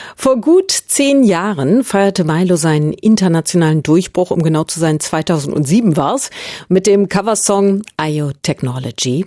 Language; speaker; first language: German; native; German